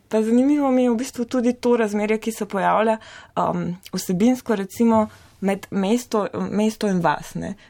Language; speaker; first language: Slovenian; native; Slovenian